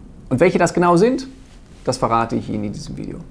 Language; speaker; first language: German; native; German